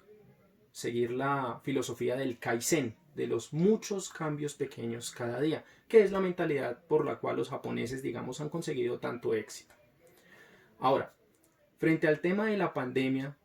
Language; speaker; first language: Spanish; native; Spanish